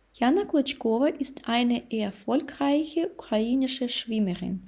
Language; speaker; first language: German; non-native, fluent; Ukrainian